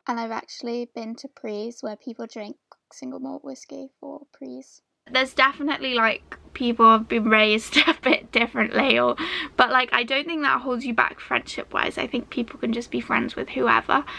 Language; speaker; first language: English; native; English